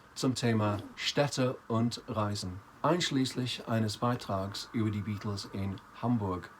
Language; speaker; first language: German; non-native, fluent; English